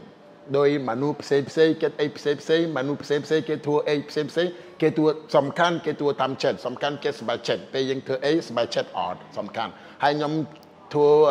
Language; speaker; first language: Khmer; non-native, fluent; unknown